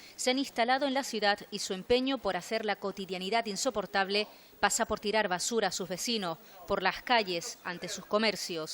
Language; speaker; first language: Spanish; native; Spanish